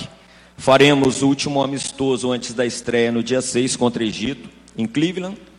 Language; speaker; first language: Portuguese; native; Portuguese